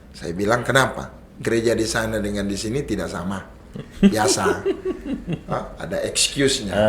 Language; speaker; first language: Indonesian; native; Indonesian